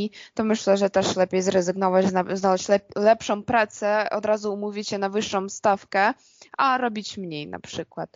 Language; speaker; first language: Polish; non-native, fluent; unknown